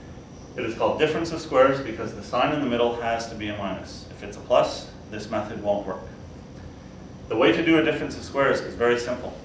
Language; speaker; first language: English; native; English